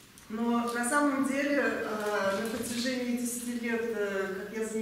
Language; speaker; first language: Russian; native; Russian